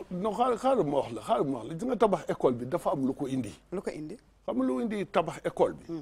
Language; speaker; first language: Wolof; non-native, local second language; Fula